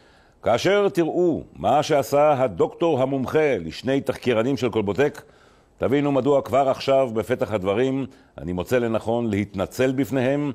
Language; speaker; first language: Hebrew; native; Hebrew